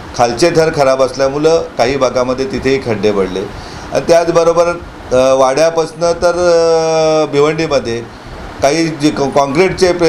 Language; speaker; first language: Marathi; native; Marathi